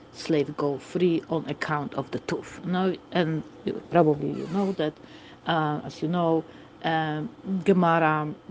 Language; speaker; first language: English; non-native, fluent; Polish